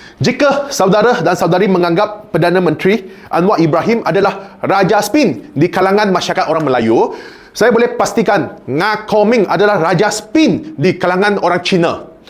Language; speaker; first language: Malay; non-native, local second language; Chinese